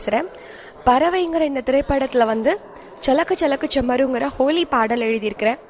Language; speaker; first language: Tamil; native; Tamil